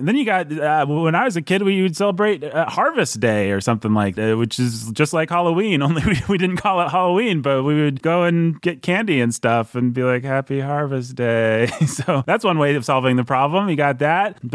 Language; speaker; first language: English; native; English